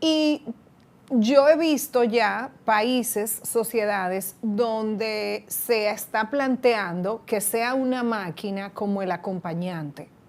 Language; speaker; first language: Spanish; native; Spanish